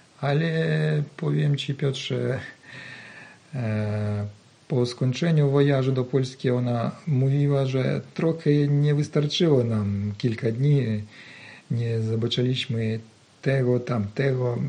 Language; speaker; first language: Polish; non-native, learner; Ukrainian